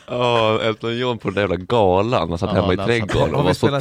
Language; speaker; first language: Swedish; native; Swedish